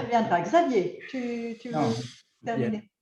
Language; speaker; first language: French; native; French